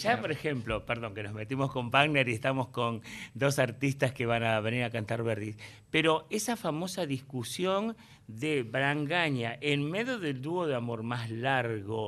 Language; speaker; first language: Spanish; native; Spanish